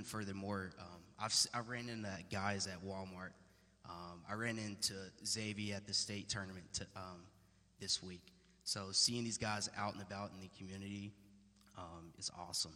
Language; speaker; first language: English; native; English